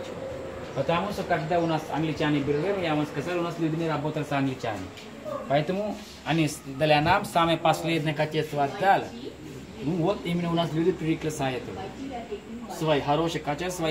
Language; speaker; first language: Russian; non-native, learner; Sinhala